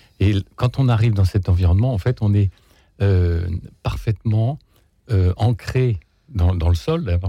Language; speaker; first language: French; native; French